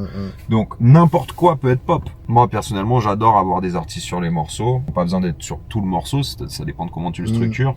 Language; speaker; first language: French; native; French